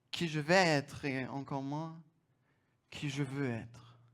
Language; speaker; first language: French; non-native, fluent; German